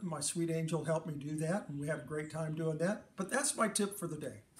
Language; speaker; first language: English; native; English